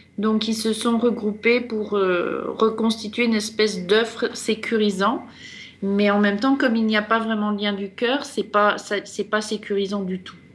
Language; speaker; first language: French; native; French